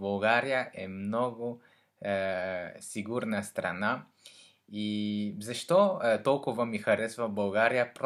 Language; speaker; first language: Bulgarian; non-native, learner; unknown